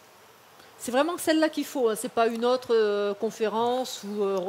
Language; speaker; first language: French; native; French